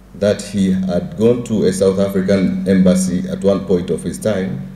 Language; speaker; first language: English; non-native, local second language; Swahili